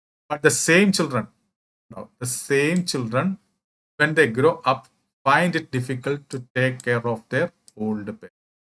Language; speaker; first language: English; non-native, local second language; Malayalam